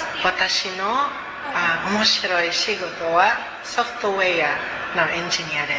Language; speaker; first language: Japanese; non-native, learner; Cebuano